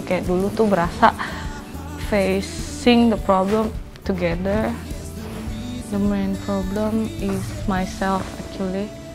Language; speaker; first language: English; non-native, fluent; Indonesian